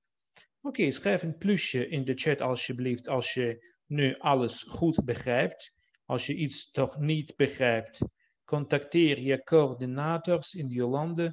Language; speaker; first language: Dutch; non-native, fluent; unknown